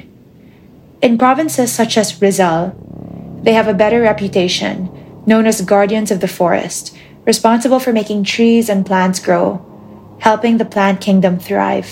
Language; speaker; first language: English; non-native, local second language; Filipino